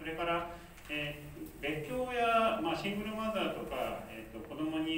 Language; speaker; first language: Japanese; native; Japanese